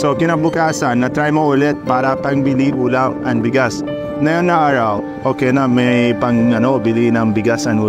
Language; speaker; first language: Filipino; non-native, learner; Arabic